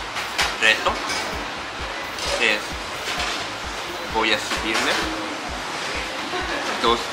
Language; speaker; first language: Spanish; non-native, learner; Japanese